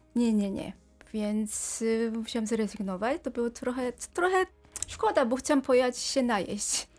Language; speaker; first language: Polish; non-native, fluent; Korean